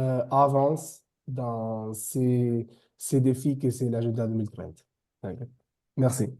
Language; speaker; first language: French; non-native, fluent; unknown